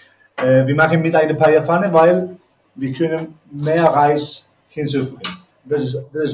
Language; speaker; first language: German; non-native, learner; Spanish